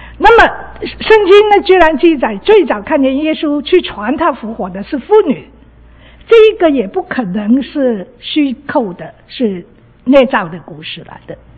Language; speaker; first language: Chinese; non-native, local second language; Cantonese